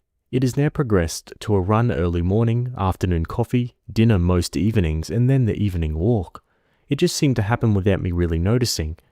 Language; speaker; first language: English; native; English